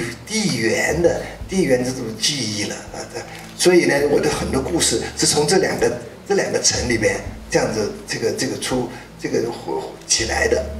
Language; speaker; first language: Chinese; native; Chinese